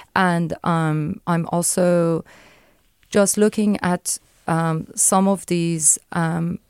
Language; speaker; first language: English; non-native, fluent; Persian